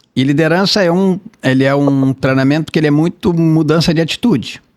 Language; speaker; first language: Portuguese; native; Portuguese